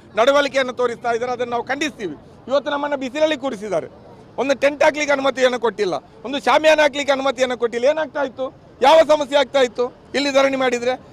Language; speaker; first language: Kannada; native; Kannada